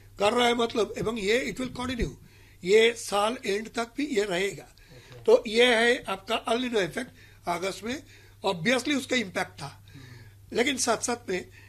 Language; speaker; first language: Hindi; non-native, local second language; Marathi